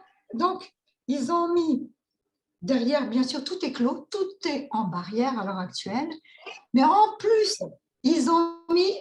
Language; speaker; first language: French; native; French